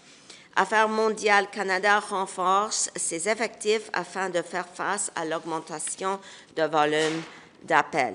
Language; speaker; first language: French; non-native, local second language; English